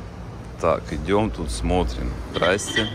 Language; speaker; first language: Russian; native; Russian